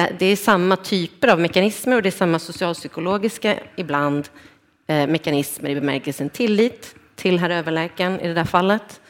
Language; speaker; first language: Swedish; native; Swedish